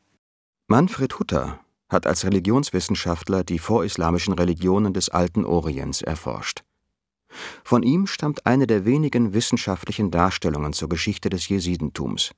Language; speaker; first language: German; native; German